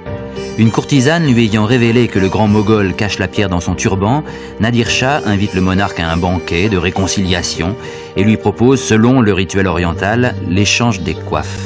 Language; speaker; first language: French; native; French